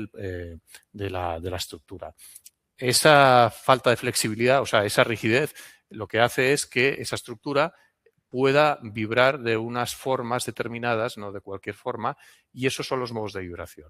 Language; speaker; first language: Spanish; non-native, local second language; Catalan